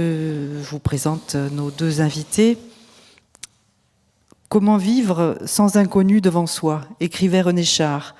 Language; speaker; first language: French; native; French